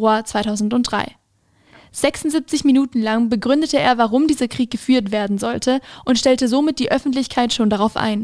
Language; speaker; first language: German; native; German